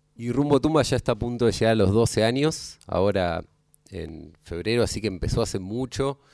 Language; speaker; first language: Spanish; native; Spanish